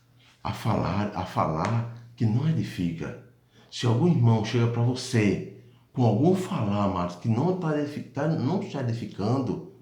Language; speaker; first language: Portuguese; native; Portuguese